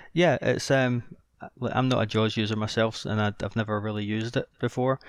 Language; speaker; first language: English; native; English